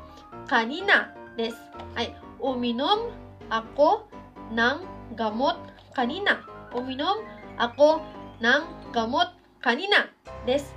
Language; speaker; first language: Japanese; non-native, fluent; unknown